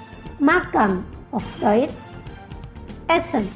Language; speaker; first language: German; non-native, fluent; Indonesian